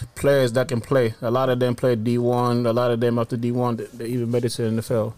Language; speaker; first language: English; early bilingual, other home language; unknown